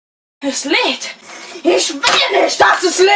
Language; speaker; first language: German; native; German